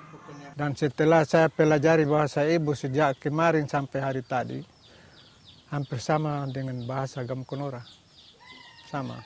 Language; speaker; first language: Indonesian; non-native, local second language; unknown